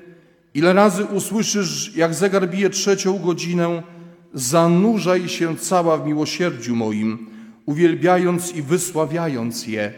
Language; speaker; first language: Polish; native; Polish